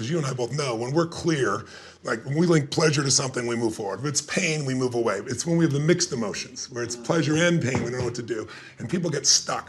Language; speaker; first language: English; native; English